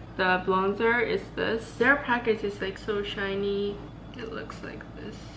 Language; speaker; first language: English; non-native, fluent; Japanese